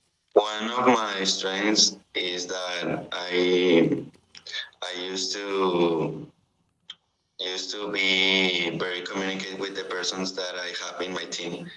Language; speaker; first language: English; non-native, learner; Spanish